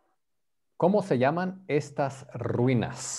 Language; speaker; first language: Spanish; non-native, fluent; English